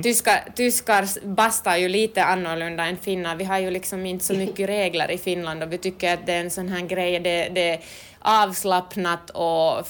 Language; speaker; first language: Swedish; native; Swedish